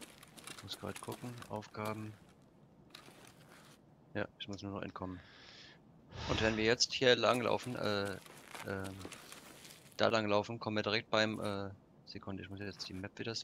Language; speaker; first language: German; native; German